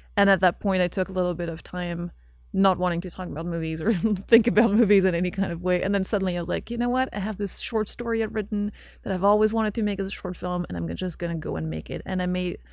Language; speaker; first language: English; non-native, fluent; French